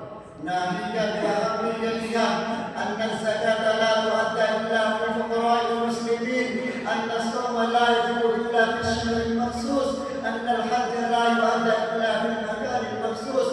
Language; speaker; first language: Arabic; non-native, learner; Bangla